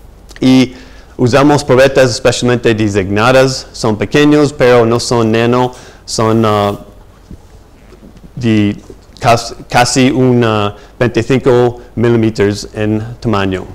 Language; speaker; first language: Spanish; non-native, fluent; English